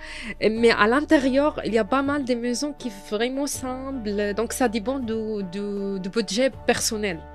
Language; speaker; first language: French; non-native, fluent; Arabic